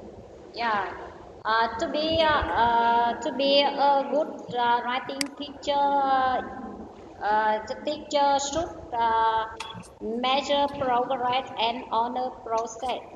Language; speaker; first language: English; non-native, learner; Vietnamese